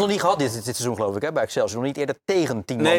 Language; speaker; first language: Dutch; native; Dutch